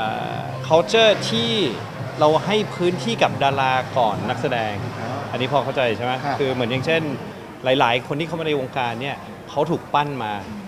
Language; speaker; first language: Thai; non-native, local second language; English